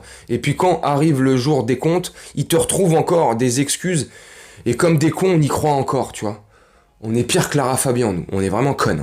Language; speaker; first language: French; native; French